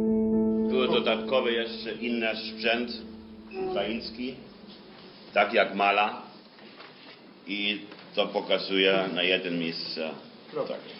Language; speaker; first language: Polish; non-native, fluent; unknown